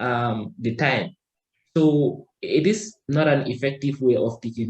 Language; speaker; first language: English; non-native, learner; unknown